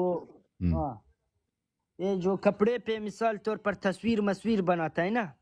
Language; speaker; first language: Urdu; non-native, learner; Persian